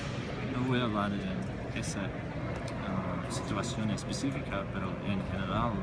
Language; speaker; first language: Spanish; non-native, fluent; English